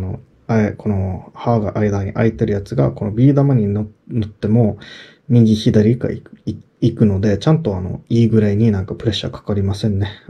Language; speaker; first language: Japanese; non-native, fluent; English